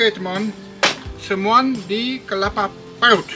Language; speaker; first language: Indonesian; non-native, learner; Dutch